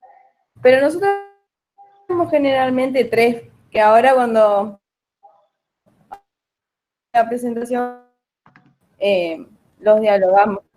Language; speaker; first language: Spanish; native; Spanish